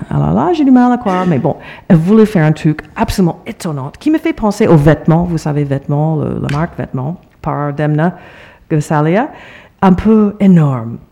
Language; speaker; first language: French; non-native, fluent; English